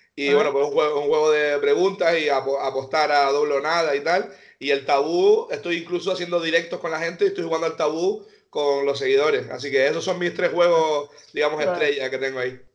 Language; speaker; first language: Spanish; native; Spanish